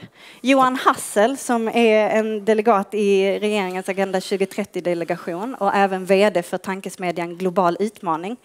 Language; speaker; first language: Swedish; native; Swedish